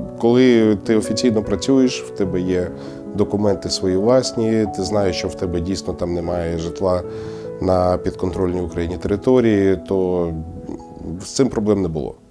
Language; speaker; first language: Ukrainian; native; Ukrainian